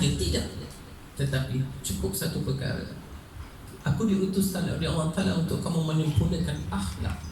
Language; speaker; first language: Malay; native; Malay